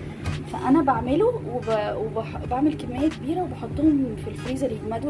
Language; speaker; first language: Arabic; native; Arabic